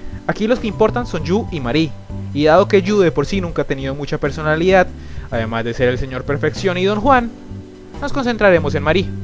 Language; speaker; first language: Spanish; native; Spanish